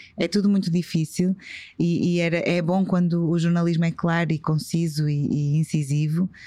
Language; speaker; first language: Portuguese; native; Portuguese